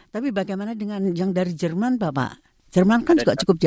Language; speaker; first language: Indonesian; native; Indonesian